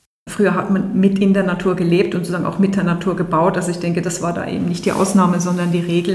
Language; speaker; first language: German; native; German